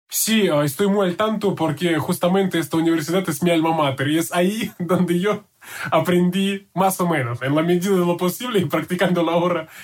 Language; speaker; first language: Spanish; non-native, fluent; Russian